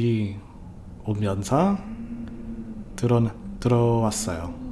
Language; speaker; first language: Korean; non-native, learner; English